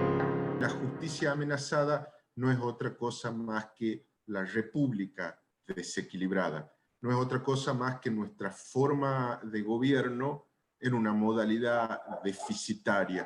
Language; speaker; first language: Spanish; native; Spanish